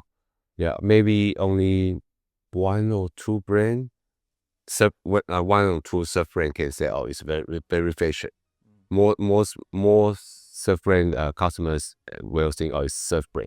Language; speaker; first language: English; non-native, learner; Chinese